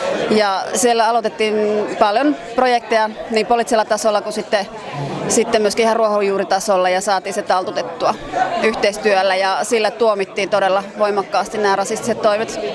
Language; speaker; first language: Finnish; native; Finnish